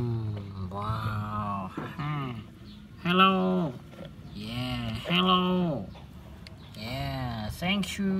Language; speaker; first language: English; non-native, learner; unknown